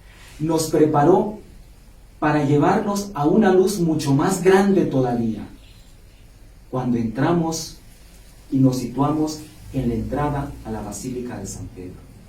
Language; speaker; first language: Spanish; native; Spanish